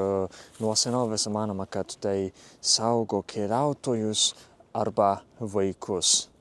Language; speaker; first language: Lithuanian; non-native, fluent; Japanese